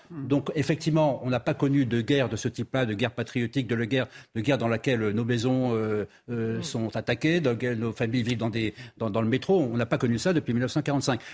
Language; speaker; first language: French; native; French